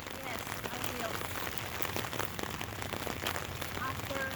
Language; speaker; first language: English; non-native, learner; Indonesian